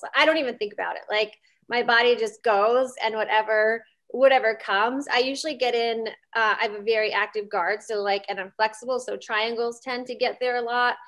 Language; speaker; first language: English; native; English